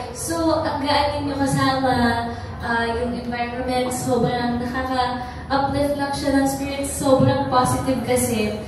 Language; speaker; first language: Filipino; native; Filipino